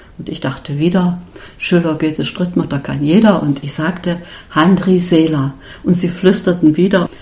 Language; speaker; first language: German; non-native, local second language; Upper Sorbian